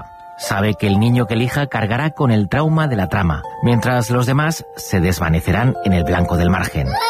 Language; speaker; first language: Spanish; native; Spanish